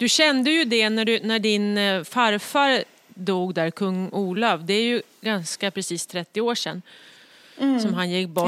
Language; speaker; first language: Swedish; native; Swedish